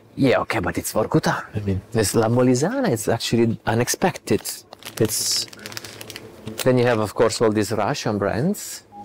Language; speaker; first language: English; non-native, fluent; Italian